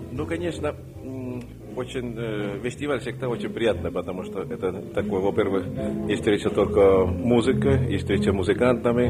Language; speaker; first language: Russian; non-native, fluent; Estonian